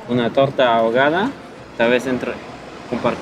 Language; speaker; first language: Spanish; non-native, fluent; German